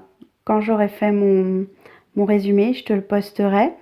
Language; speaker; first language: French; native; French